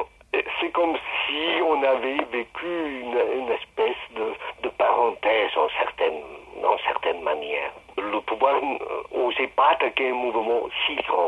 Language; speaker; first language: French; non-native, fluent; Spanish